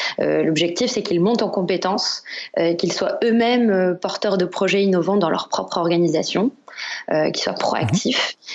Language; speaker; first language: French; non-native, local second language; Arabic